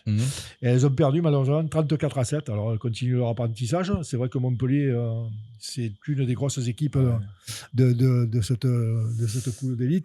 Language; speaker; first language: French; native; French